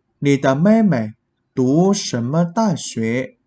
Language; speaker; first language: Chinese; non-native, fluent; Vietnamese